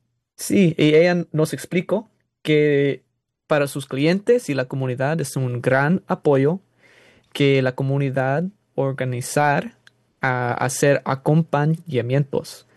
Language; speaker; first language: Spanish; non-native, learner; English